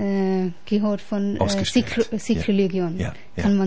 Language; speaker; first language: German; non-native, learner; Punjabi